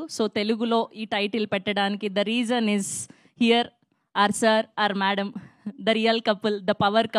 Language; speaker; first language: Telugu; native; Telugu